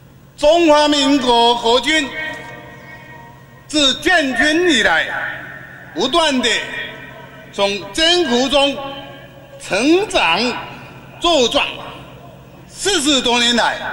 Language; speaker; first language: Chinese; non-native, local second language; Min Nan Chinese